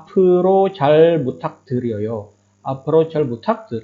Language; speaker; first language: Korean; non-native, fluent; Indonesian